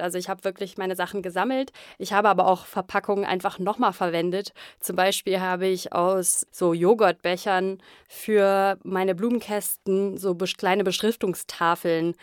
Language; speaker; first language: German; native; German